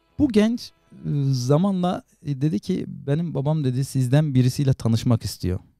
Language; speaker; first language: Turkish; native; Turkish